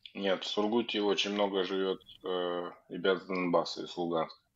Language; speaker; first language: Russian; native; Russian